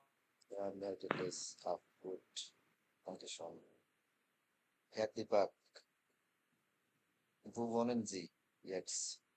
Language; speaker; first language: German; non-native, fluent; Bangla